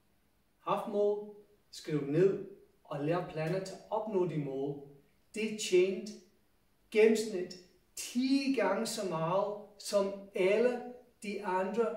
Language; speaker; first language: Danish; non-native, fluent; English